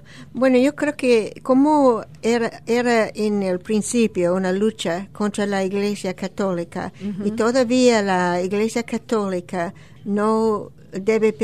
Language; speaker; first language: Spanish; non-native, fluent; English